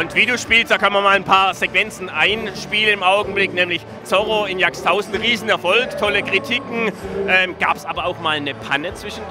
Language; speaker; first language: German; native; German